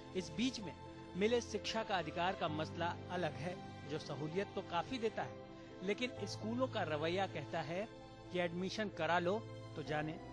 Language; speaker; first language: Hindi; native; Hindi